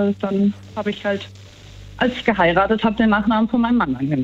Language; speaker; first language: German; native; German